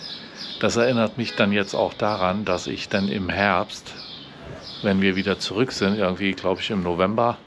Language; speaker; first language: German; native; German